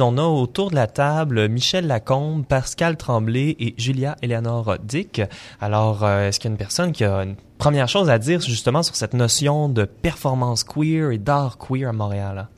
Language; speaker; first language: French; native; French